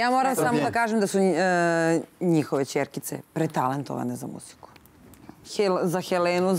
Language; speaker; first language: Serbian; native; Serbian